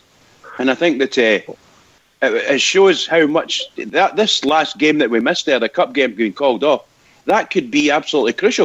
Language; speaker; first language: English; native; English